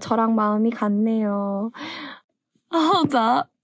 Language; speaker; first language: Korean; early bilingual, heritage; English